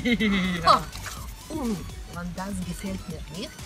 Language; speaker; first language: German; non-native, learner; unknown